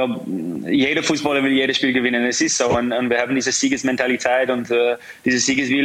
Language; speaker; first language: German; non-native, fluent; English